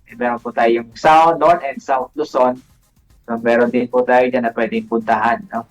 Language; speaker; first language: Filipino; non-native, local second language; Bikol